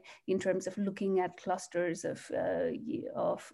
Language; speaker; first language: English; non-native, local second language; Nepali